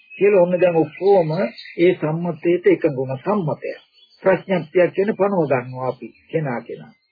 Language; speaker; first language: Sinhala; native; Sinhala